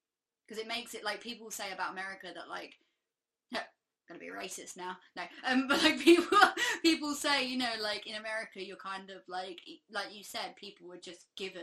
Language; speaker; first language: English; native; English